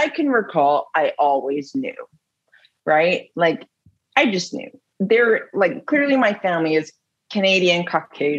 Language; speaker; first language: English; native; English